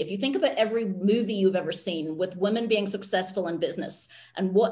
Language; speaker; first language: English; native; English